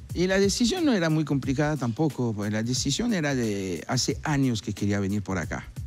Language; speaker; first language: Spanish; non-native, fluent; French